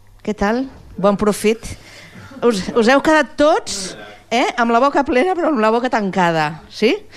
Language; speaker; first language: Catalan; native; Catalan